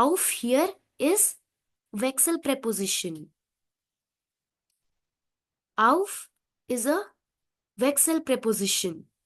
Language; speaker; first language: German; non-native, fluent; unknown